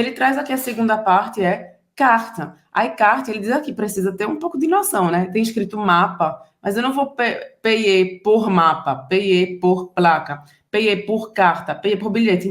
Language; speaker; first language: Portuguese; native; Portuguese